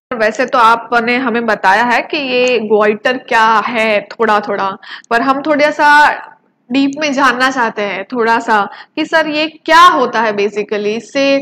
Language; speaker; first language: Hindi; non-native, local second language; Gujarati